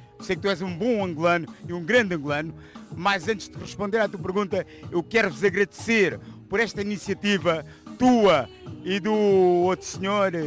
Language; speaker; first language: Portuguese; early bilingual, other home language; Kabuverdianu